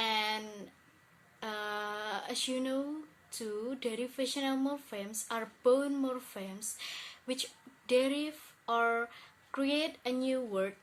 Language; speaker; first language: English; non-native, learner; Indonesian